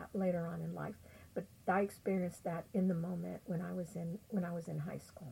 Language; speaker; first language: English; native; English